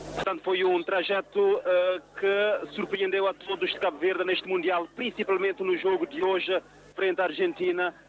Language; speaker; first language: Portuguese; non-native, local second language; Kabuverdianu